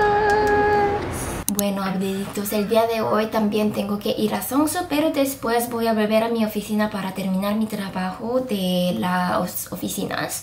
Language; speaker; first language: Spanish; non-native, fluent; Korean